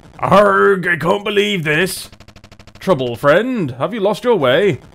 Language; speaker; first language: English; native; English